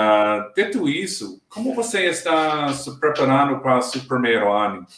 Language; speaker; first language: Portuguese; non-native, learner; English